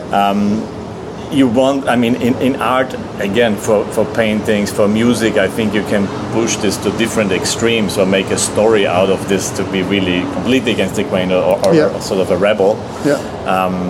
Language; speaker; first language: English; non-native, fluent; German